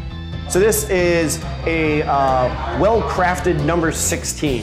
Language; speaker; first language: English; native; English